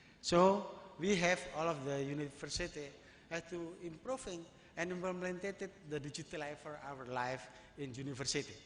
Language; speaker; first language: English; non-native, learner; Indonesian